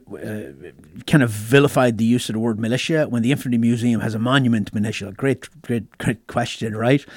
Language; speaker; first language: English; native; English